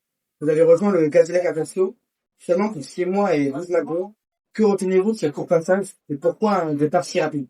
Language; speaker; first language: French; native; French